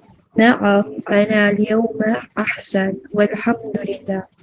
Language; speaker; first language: Arabic; non-native, learner; Filipino